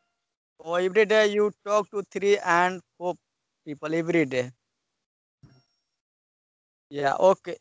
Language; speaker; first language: English; non-native, learner; Hindi